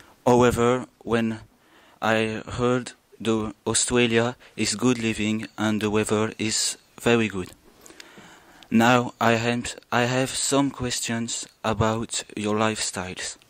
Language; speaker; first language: English; non-native, learner; French